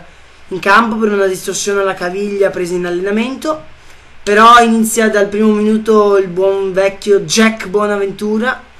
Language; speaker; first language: Italian; native; Italian